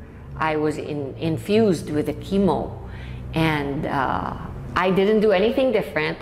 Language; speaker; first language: English; non-native, local second language; Filipino